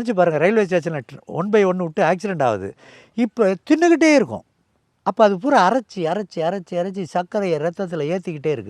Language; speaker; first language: Tamil; native; Tamil